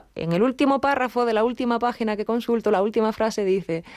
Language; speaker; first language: Spanish; native; Spanish